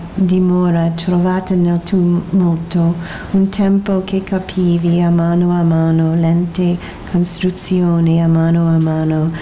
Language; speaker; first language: Italian; non-native, fluent; English